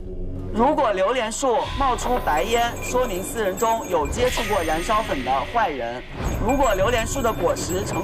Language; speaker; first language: Chinese; native; Chinese